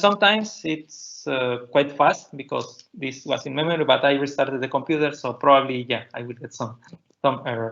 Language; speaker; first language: English; non-native, fluent; Spanish